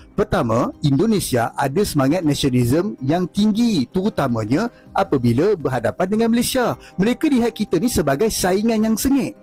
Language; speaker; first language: Malay; native; Malay